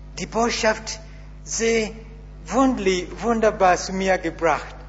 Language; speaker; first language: German; non-native, learner; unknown